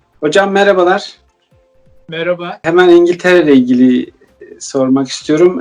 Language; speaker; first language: Turkish; native; Turkish